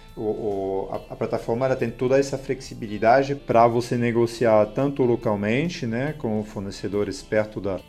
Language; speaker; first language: Portuguese; non-native, fluent; French